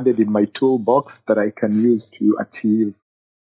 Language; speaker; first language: English; non-native, local second language; Kinyarwanda